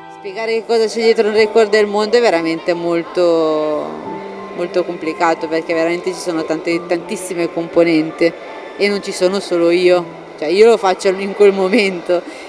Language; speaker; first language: Italian; early bilingual, other home language; Albanian